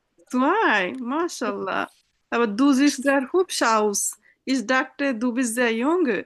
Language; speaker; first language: German; non-native, fluent; Bangla